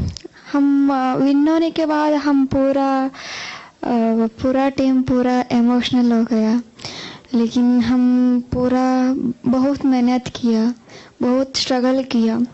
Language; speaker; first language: Hindi; non-native, local second language; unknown